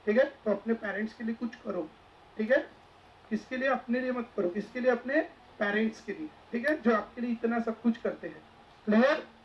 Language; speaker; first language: Hindi; non-native, local second language; Marathi